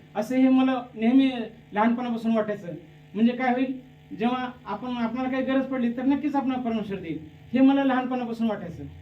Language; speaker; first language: Marathi; native; Marathi